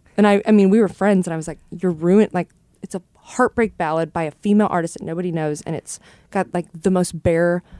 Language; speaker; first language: English; native; English